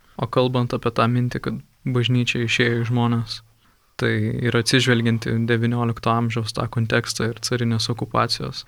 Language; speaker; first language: Lithuanian; native; Lithuanian